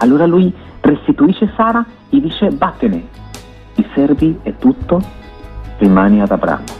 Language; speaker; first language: Italian; non-native, fluent; Spanish